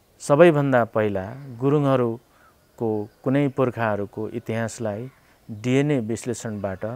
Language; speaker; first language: Nepali; native; Nepali